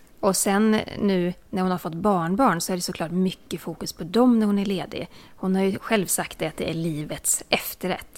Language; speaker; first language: Swedish; native; Swedish